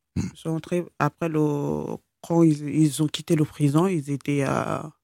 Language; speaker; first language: French; non-native, fluent; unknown